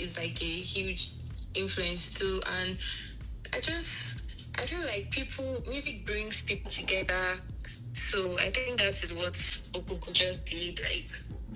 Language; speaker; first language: English; non-native, local second language; Yoruba